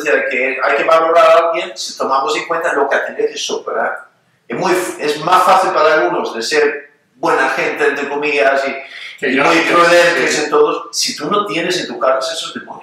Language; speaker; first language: Spanish; non-native, fluent; Swedish